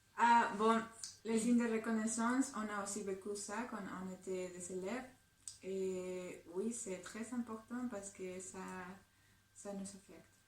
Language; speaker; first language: French; non-native, fluent; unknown